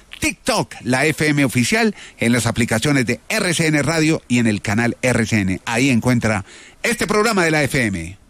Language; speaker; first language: Spanish; native; Spanish